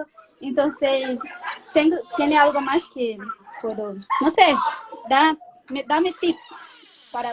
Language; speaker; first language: Spanish; non-native, learner; Portuguese